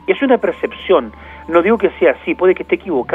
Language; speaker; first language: Spanish; native; Spanish